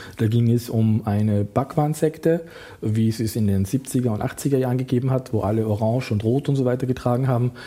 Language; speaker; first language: German; native; German